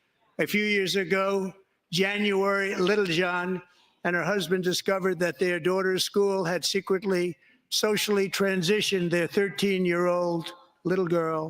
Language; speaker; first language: English; native; English